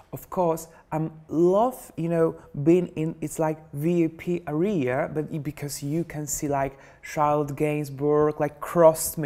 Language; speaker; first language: English; non-native, fluent; Polish